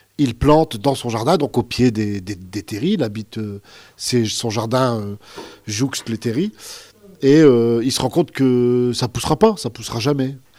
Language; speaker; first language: French; early bilingual, other home language; Arabic